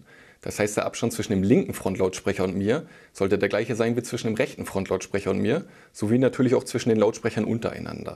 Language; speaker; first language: German; native; German